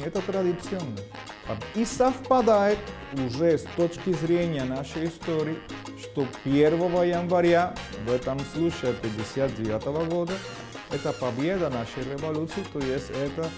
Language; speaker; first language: Russian; non-native, fluent; Spanish